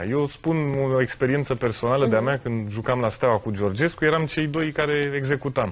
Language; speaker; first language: Romanian; native; Romanian